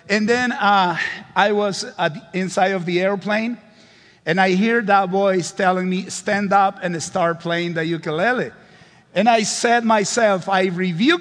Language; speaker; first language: English; non-native, fluent; Spanish